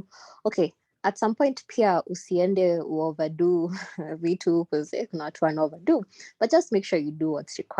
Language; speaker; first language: English; non-native, local second language; Swahili